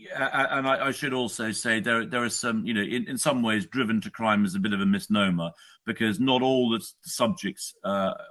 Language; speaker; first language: English; native; English